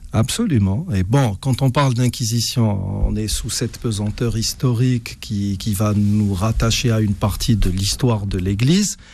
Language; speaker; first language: French; non-native, local second language; Arabic